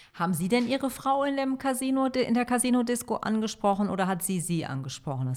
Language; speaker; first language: German; native; German